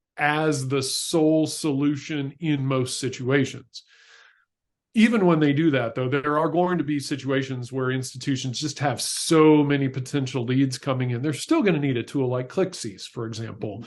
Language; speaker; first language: English; native; English